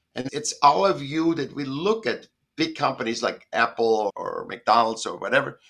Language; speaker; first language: English; non-native, fluent; German